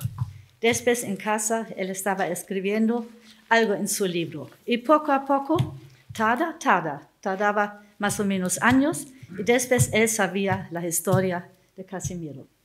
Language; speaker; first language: Spanish; non-native, learner; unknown